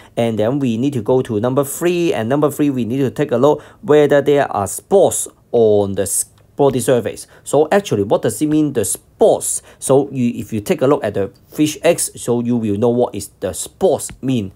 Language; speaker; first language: English; non-native, local second language; Cantonese